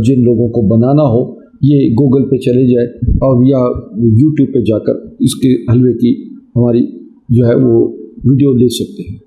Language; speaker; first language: Urdu; native; Urdu